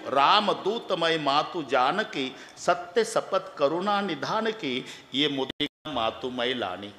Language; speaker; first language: Hindi; non-native, local second language; Marathi